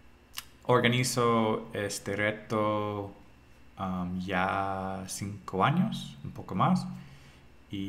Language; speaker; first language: Spanish; non-native, fluent; English